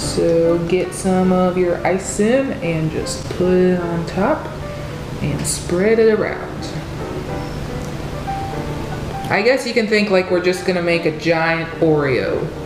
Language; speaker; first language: English; native; English